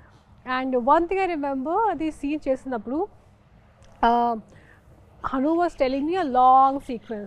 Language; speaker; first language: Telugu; non-native, local second language; Hindi